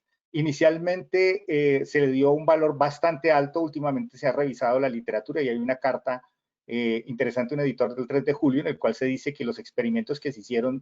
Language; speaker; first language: Spanish; native; Spanish